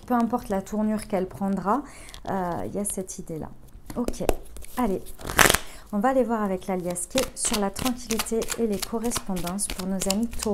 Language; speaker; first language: French; native; French